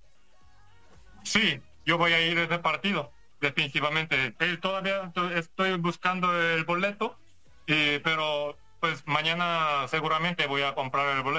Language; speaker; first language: Spanish; non-native, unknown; Korean